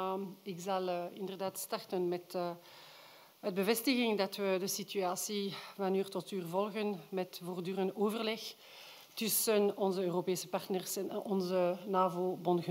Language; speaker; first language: Dutch; non-native, local second language; French